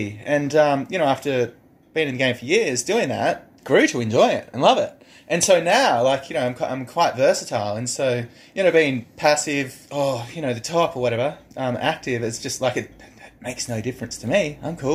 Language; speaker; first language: English; native; English